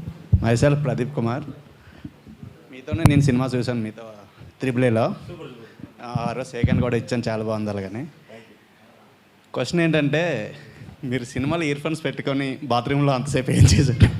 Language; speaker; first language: Telugu; native; Telugu